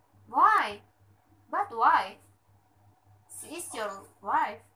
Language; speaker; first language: English; non-native, learner; Indonesian